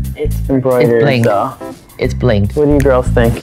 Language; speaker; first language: English; native; English